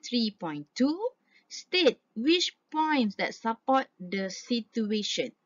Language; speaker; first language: English; non-native, local second language; Malay